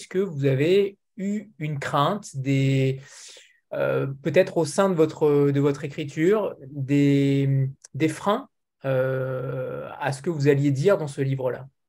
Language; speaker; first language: French; native; French